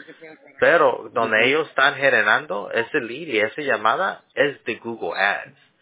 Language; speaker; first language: Spanish; early bilingual, heritage; Spanish